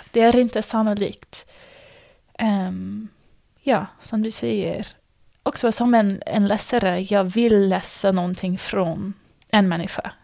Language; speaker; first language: Swedish; non-native, fluent; English